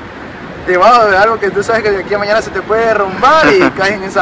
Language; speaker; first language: Spanish; native; Spanish